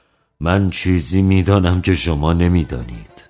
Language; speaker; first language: Persian; native; Persian